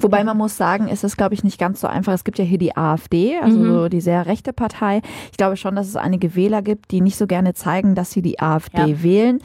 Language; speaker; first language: German; native; German